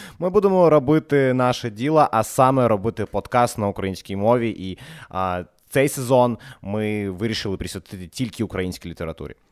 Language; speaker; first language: Ukrainian; non-native, local second language; Russian